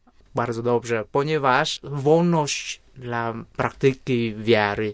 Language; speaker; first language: Polish; non-native, fluent; Vietnamese